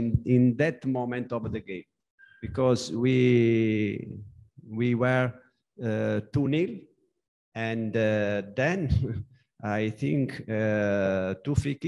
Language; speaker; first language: English; non-native, learner; Italian